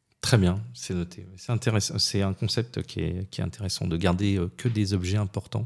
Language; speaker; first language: French; native; French